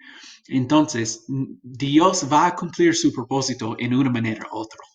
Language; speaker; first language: Spanish; non-native, fluent; English